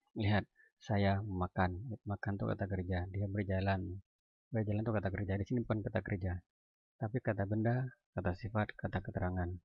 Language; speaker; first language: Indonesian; native; Indonesian